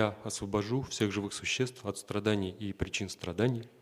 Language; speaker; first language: Russian; native; Russian